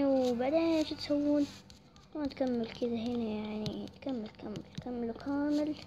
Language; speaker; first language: Arabic; native; Arabic